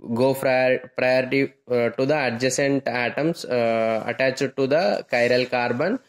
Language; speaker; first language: English; non-native, local second language; Telugu